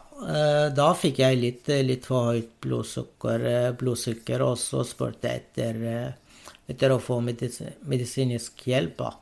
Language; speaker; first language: Norwegian; non-native, fluent; Arabic